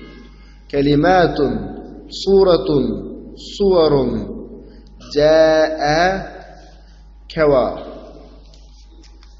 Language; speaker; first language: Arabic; non-native, fluent; Uyghur